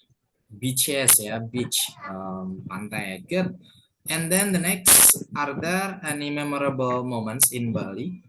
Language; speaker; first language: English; non-native, fluent; Indonesian